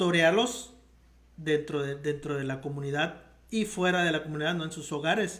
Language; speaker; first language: Spanish; native; Spanish